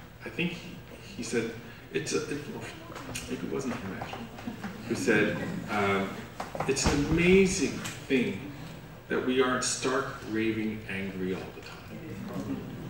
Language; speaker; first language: English; native; English